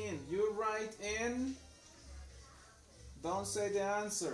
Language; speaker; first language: English; non-native, fluent; Spanish